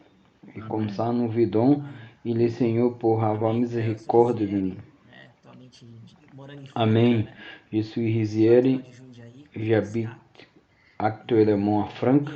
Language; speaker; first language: French; non-native, learner; Portuguese